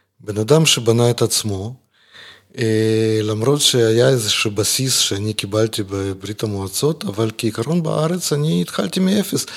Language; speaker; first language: Hebrew; non-native, fluent; Russian